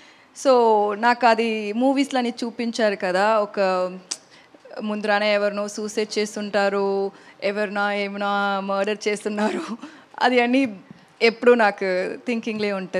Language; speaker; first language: Telugu; non-native, learner; Tamil